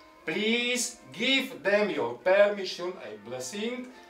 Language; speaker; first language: English; non-native, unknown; Slovak